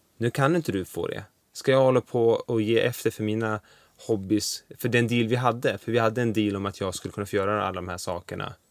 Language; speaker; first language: Swedish; early bilingual, other home language; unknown